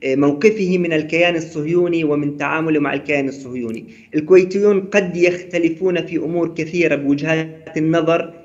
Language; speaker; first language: Arabic; native; Arabic